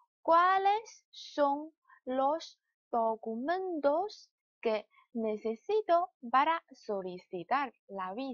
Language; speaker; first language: Spanish; non-native, fluent; Chinese